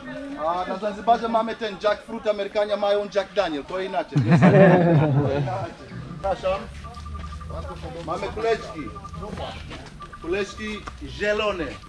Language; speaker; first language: Polish; non-native, learner; Swahili